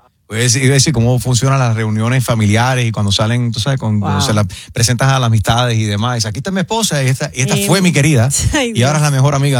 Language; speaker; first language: Spanish; native; Spanish